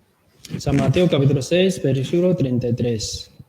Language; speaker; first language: Spanish; non-native, learner; Korean